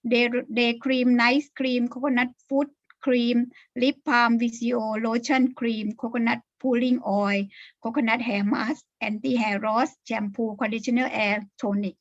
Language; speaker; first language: English; non-native, learner; Thai